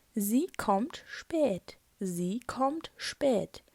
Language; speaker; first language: German; non-native, fluent; Turkish